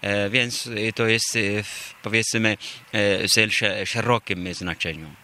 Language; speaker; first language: Polish; non-native, fluent; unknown